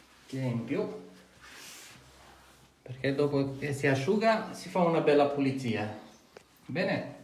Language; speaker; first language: Italian; non-native, fluent; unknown